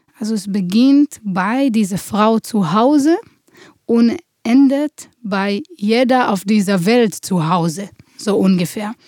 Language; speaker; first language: German; non-native, fluent; Hebrew